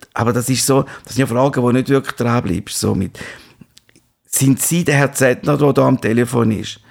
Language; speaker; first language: German; native; German